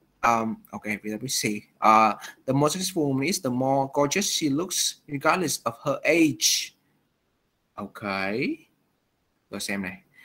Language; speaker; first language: English; non-native, fluent; Vietnamese